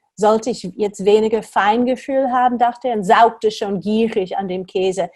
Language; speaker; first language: German; non-native, fluent; English